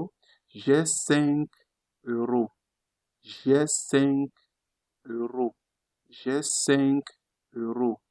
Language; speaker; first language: French; non-native, fluent; Italian